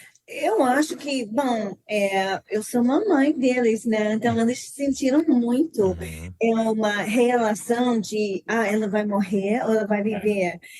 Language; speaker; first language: Portuguese; non-native, learner; English